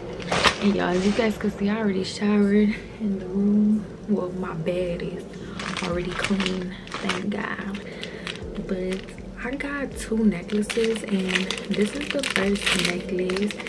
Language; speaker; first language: English; native; English